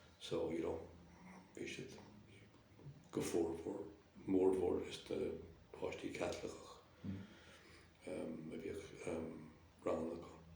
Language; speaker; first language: Irish; non-native, local second language; English